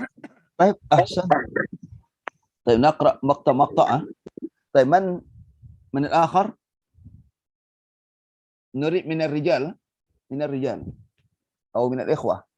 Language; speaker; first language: Arabic; non-native, fluent; Indonesian